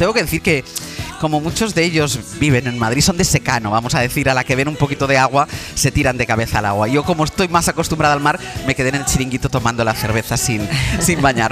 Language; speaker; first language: Spanish; native; Spanish